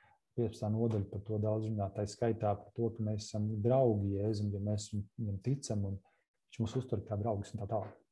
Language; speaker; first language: Latvian; native; Latvian